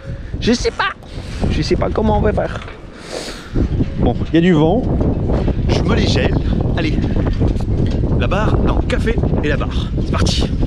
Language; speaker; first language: French; native; French